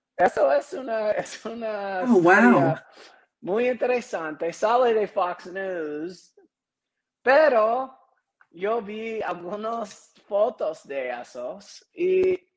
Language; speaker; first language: Spanish; non-native, learner; English